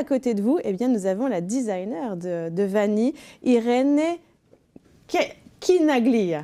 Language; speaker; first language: French; native; French